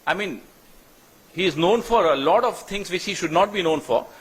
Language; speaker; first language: English; non-native, local second language; Hindi